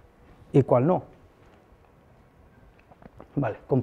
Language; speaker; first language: Spanish; native; Spanish